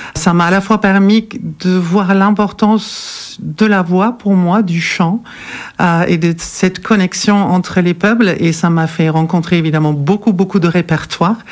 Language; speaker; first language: French; non-native, fluent; German